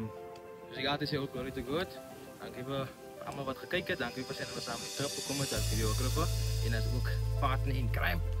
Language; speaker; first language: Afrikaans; non-native, learner; Dutch